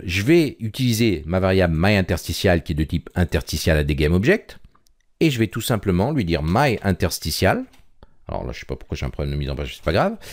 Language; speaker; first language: French; native; French